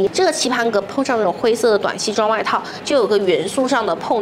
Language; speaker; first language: Chinese; native; Chinese